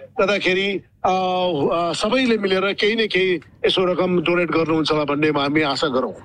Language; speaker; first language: Nepali; native; Nepali